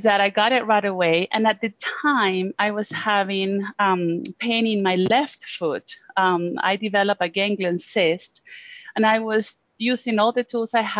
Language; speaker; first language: English; non-native, fluent; Spanish